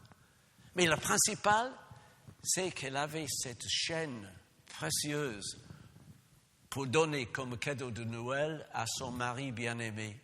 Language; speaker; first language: French; non-native, fluent; English